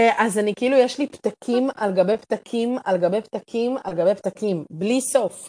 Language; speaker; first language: Hebrew; native; Hebrew